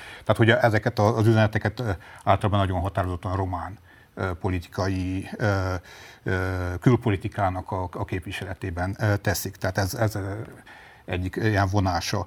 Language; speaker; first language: Hungarian; native; Hungarian